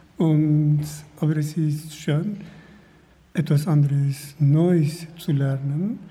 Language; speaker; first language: German; non-native, learner; Kurdish